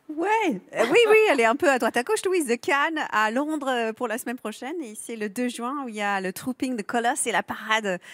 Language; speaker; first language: French; non-native, fluent; English